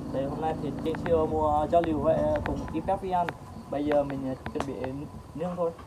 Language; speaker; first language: Vietnamese; native; Vietnamese